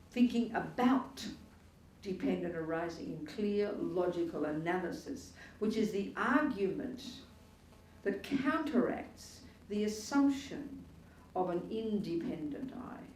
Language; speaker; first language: English; native; English